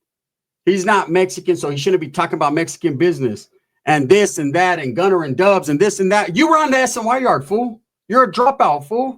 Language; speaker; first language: English; native; English